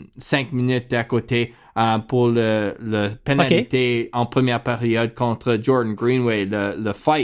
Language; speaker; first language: French; non-native, learner; English